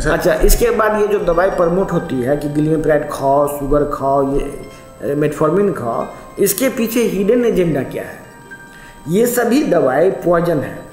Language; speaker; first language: Hindi; native; Hindi